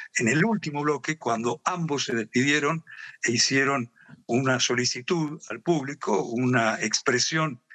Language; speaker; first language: Spanish; native; Spanish